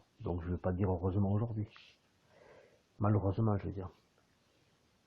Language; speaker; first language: French; native; French